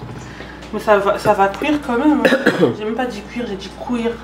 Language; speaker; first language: French; native; French